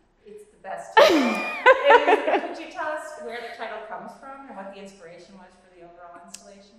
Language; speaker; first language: English; native; English